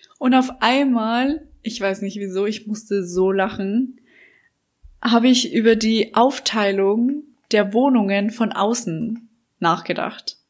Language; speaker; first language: German; native; German